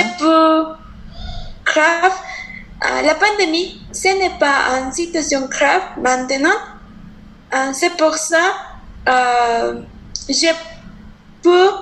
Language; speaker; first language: French; non-native, learner; Spanish